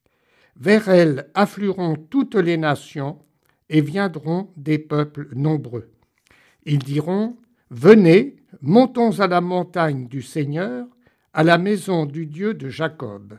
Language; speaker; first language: French; native; French